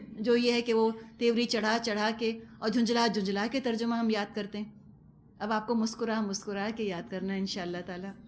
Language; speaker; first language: Urdu; non-native, local second language; Punjabi